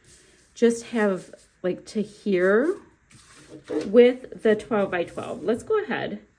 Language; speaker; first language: English; native; English